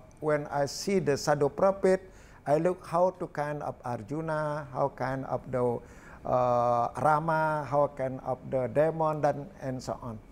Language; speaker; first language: English; non-native, learner; Balinese